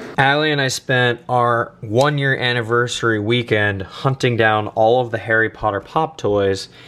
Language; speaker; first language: English; native; English